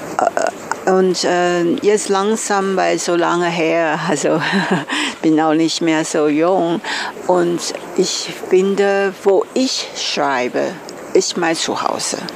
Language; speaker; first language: German; non-native, learner; Chinese